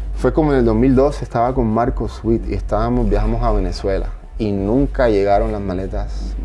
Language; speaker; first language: Spanish; native; Spanish